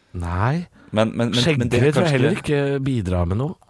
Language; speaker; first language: Norwegian; native; Norwegian